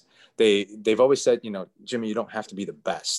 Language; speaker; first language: English; early bilingual, other home language; Chinese